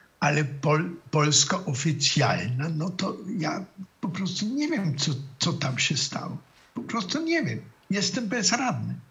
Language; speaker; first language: Polish; non-native, fluent; German